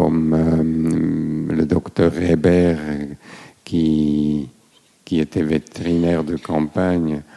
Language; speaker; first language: French; non-native, fluent; German